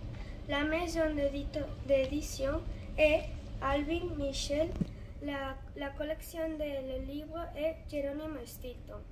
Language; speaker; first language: French; non-native, learner; Catalan